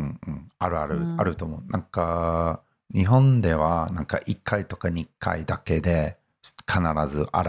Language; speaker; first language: Japanese; non-native, fluent; English